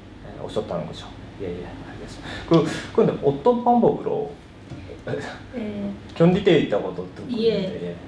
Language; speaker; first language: Korean; early bilingual, heritage; Korean